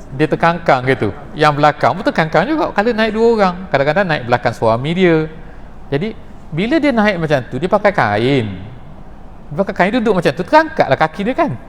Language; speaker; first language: Malay; native; Malay